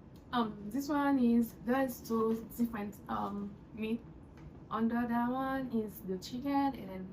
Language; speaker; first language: English; non-native, learner; Haitian Creole